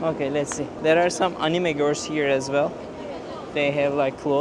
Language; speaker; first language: English; non-native, learner; Turkish